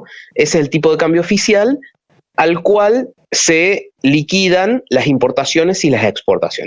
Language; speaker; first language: Spanish; native; Spanish